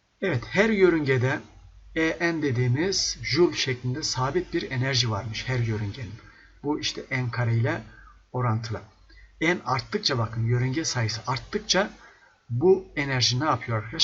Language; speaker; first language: Turkish; native; Turkish